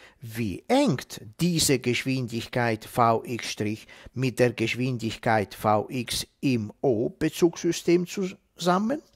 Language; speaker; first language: German; non-native, fluent; Italian